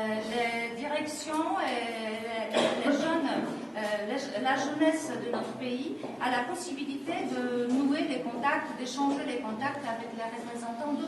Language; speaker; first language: French; non-native, fluent; Polish